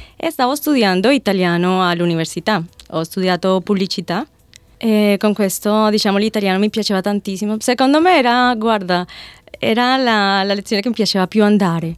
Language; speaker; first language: Italian; non-native, fluent; Spanish